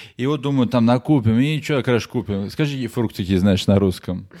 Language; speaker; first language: Russian; native; Russian